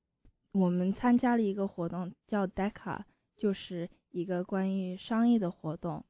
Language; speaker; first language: Chinese; early bilingual, heritage; Chinese